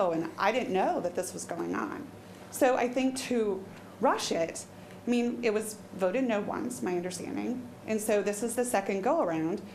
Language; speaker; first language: English; native; English